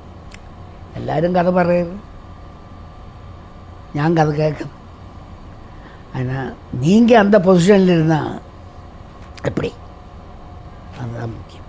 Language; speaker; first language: Tamil; non-native, local second language; Malayalam